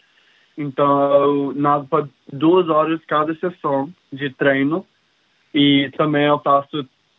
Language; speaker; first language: Portuguese; early bilingual, heritage; English